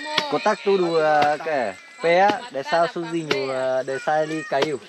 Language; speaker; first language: Portuguese; non-native, learner; Vietnamese